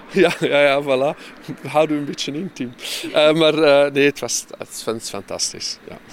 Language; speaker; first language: Dutch; native; Dutch